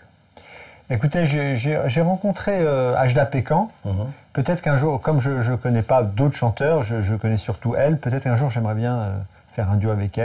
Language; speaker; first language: French; native; French